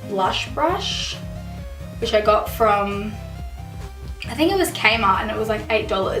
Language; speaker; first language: English; native; English